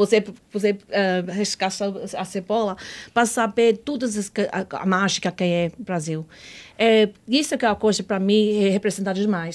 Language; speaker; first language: Portuguese; non-native, fluent; English